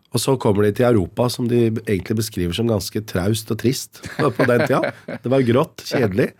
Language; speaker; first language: Norwegian; native; Norwegian